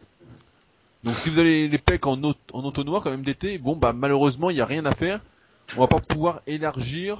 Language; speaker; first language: French; native; French